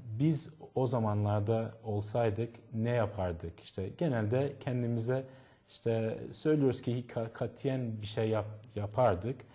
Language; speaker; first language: Turkish; non-native, fluent; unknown